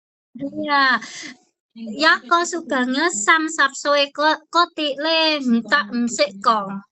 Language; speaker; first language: Cantonese; non-native, learner; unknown